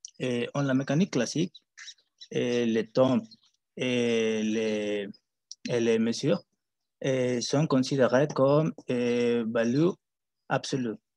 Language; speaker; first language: French; non-native, learner; Spanish